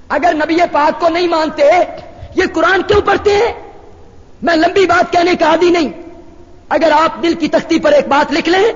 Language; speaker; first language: Urdu; non-native, local second language; Punjabi